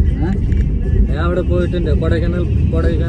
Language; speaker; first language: Malayalam; non-native, learner; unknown